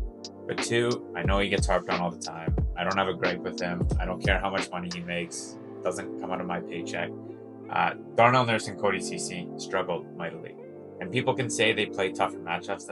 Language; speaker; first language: English; native; English